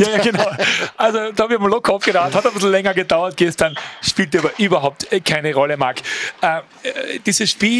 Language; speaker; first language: German; native; German